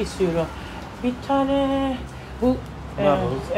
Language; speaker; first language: Turkish; non-native, learner; Persian